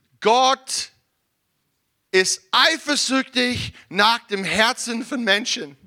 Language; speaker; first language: German; non-native, learner; English